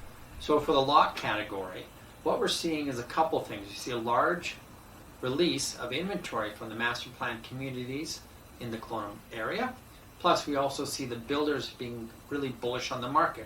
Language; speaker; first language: English; native; English